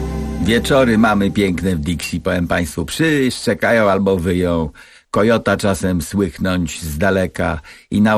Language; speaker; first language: Polish; native; Polish